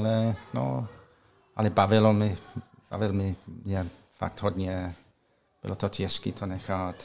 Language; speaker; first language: Czech; non-native, learner; English